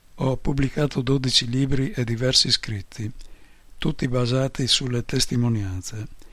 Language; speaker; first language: Italian; non-native, fluent; Polish